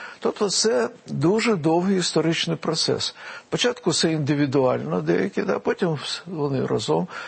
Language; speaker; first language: Ukrainian; non-native, local second language; Russian